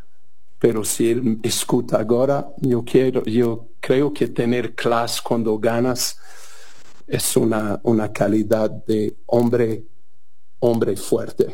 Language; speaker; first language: Spanish; non-native, learner; Portuguese